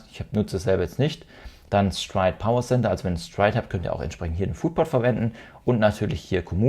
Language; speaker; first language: German; native; German